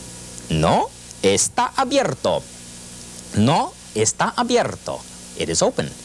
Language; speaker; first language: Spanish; non-native, fluent; English